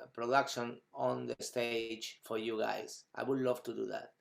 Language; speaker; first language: English; non-native, fluent; Spanish